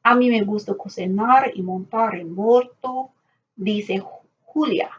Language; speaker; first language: Spanish; non-native, learner; English